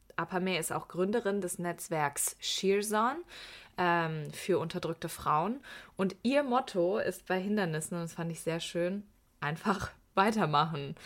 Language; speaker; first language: German; early bilingual, other home language; Persian